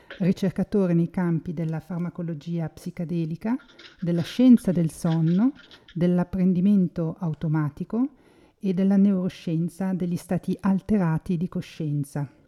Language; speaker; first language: Italian; native; Italian